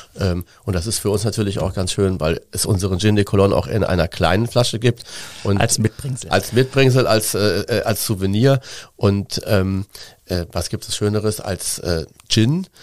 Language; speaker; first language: German; native; German